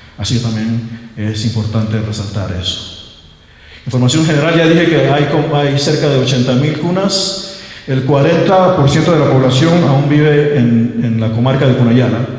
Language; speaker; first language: Spanish; non-native, local second language; English